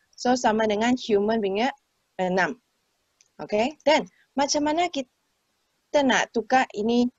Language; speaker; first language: Malay; non-native, local second language; Chinese